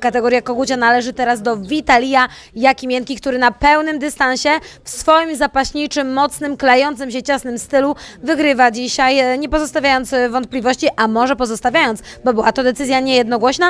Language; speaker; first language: Polish; native; Polish